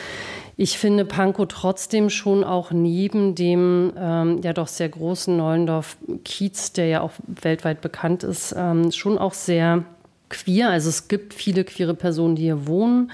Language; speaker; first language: German; native; German